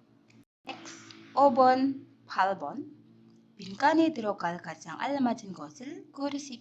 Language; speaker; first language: Korean; non-native, fluent; Indonesian